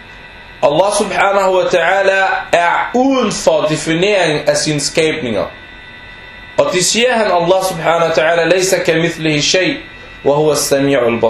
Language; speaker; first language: Danish; non-native, fluent; Arabic